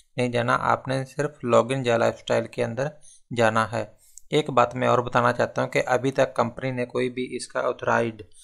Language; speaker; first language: Hindi; non-native, local second language; Punjabi